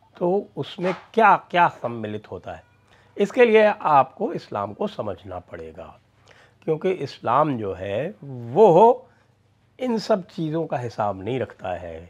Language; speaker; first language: Hindi; native; Hindi